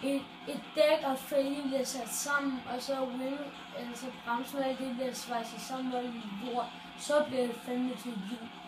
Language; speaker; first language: Danish; native; Danish